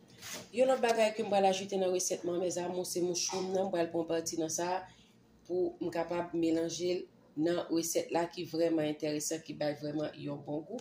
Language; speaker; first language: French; non-native, learner; Haitian Creole